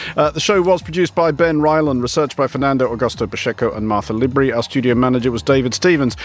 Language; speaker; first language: English; native; English